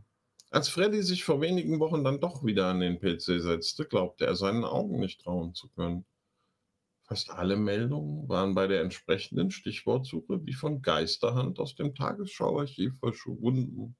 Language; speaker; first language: German; native; German